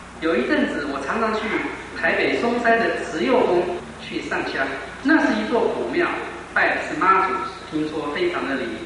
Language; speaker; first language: Chinese; native; Chinese